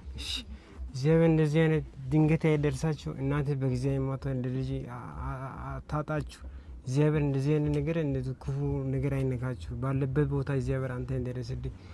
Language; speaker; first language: Amharic; non-native, local second language; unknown